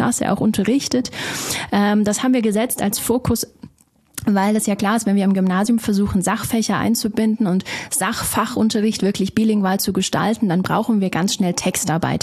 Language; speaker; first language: German; native; German